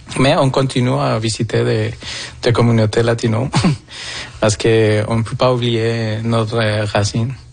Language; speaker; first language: French; non-native, fluent; Spanish